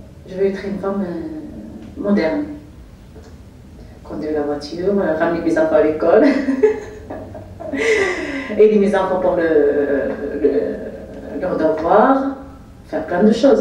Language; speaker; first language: French; non-native, fluent; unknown